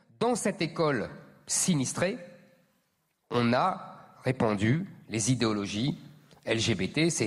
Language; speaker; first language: French; native; French